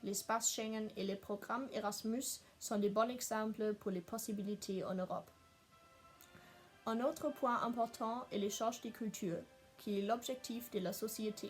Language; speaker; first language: French; non-native, learner; German